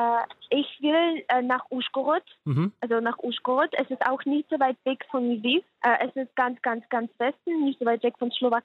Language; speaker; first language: German; non-native, fluent; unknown